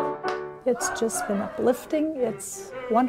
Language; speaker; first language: English; native; English